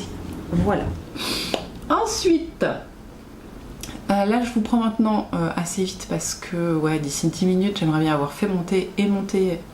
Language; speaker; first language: French; native; French